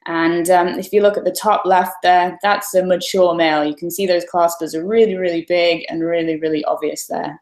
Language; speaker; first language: English; native; English